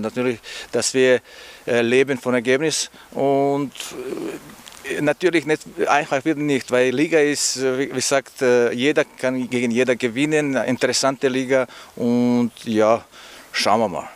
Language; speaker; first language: German; non-native, learner; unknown